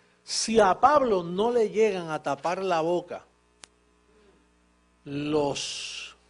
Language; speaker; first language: Spanish; native; Spanish